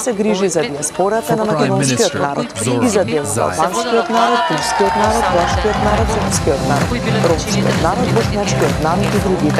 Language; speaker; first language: Macedonian; native; Macedonian